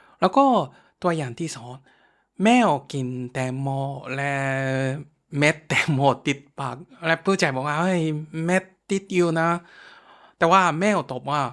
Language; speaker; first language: Thai; non-native, fluent; Japanese